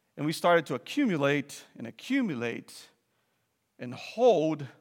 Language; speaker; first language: English; non-native, fluent; Portuguese